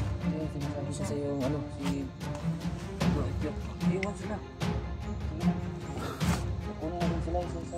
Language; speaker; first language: Filipino; non-native, local second language; Cebuano